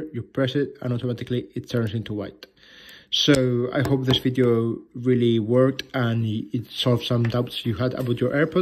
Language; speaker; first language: English; non-native, fluent; Spanish